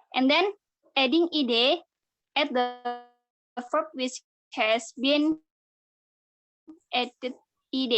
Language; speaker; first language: English; non-native, learner; Indonesian